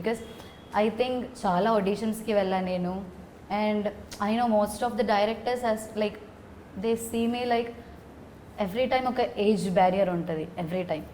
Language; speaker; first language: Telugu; non-native, learner; Malayalam